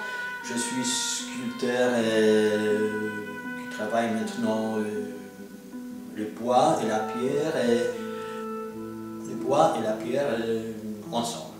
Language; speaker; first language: French; non-native, fluent; Polish